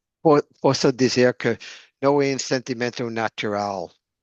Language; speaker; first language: Portuguese; non-native, learner; English